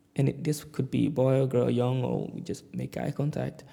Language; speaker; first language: English; native; English